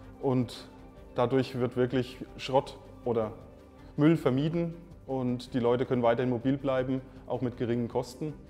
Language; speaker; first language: German; native; German